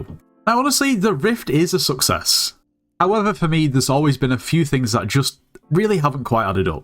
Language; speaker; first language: English; native; English